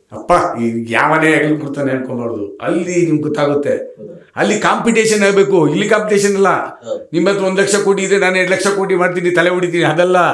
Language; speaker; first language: Kannada; native; Kannada